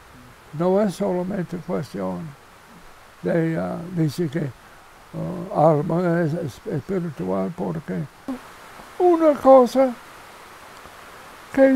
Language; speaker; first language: Spanish; non-native, fluent; English